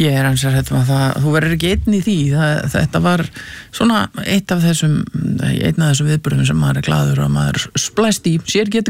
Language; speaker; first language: Icelandic; native; Icelandic